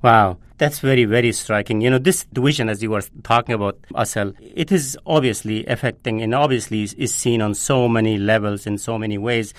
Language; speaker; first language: English; non-native, fluent; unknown